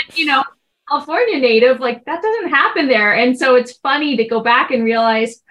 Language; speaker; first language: English; native; English